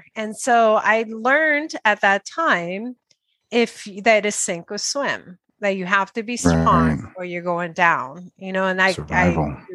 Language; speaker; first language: English; non-native, fluent; Spanish